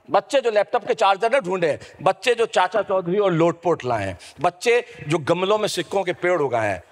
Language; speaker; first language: Hindi; native; Hindi